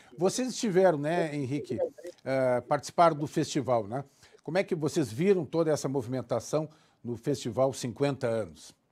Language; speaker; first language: Portuguese; native; Portuguese